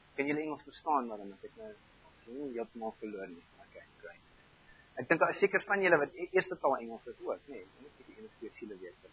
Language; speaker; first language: Afrikaans; non-native, fluent; German